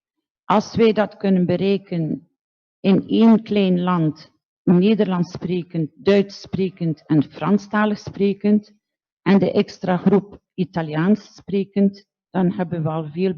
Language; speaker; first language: Dutch; non-native, local second language; French